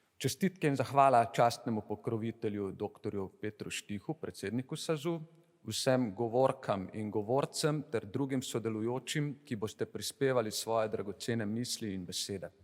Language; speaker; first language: Slovenian; native; Slovenian